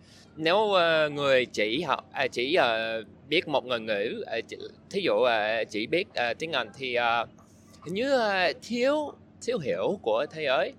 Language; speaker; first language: Vietnamese; non-native, learner; English